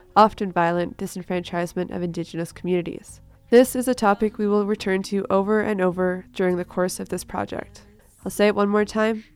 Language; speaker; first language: English; native; English